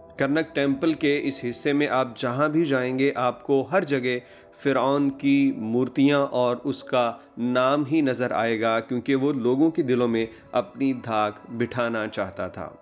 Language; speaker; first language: Urdu; non-native, local second language; Punjabi